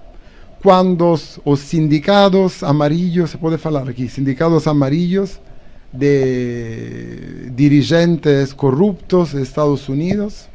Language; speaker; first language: Portuguese; non-native, learner; Italian